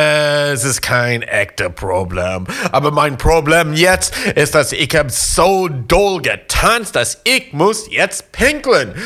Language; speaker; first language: German; non-native, learner; English